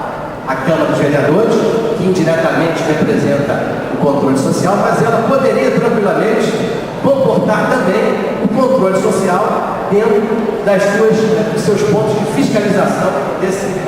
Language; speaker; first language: Portuguese; native; Portuguese